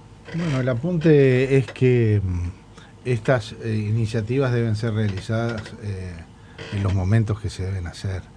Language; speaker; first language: Spanish; native; Spanish